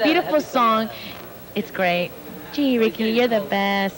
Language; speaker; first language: English; native; English